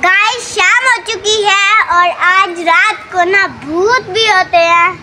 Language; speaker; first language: Hindi; non-native, local second language; Saraiki